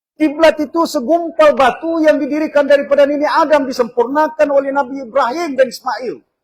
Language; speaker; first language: Malay; non-native, local second language; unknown